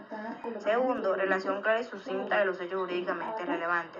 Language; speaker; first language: Spanish; native; Spanish